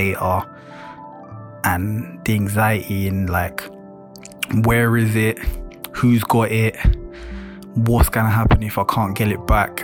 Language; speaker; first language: English; native; English